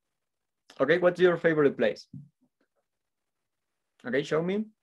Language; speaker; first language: English; non-native, fluent; Spanish